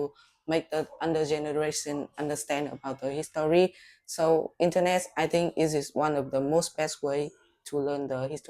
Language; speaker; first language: English; non-native, learner; Vietnamese